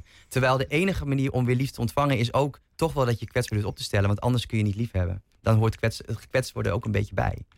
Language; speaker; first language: Dutch; native; Dutch